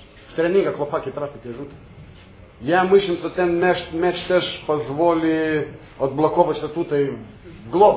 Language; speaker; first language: Polish; non-native, fluent; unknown